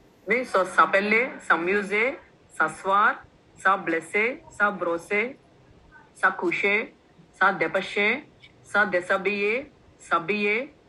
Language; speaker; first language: French; non-native, fluent; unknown